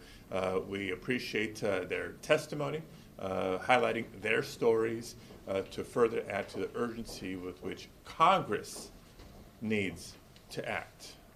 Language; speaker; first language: English; early bilingual, other home language; Spanish